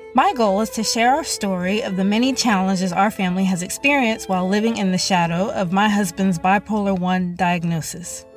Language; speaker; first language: English; native; English